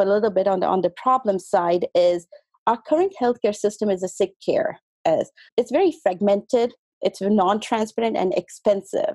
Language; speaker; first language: English; non-native, local second language; Hindi